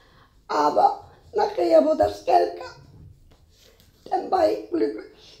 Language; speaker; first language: German; non-native, fluent; Spanish